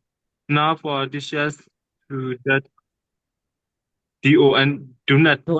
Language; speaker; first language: English; non-native, learner; Burmese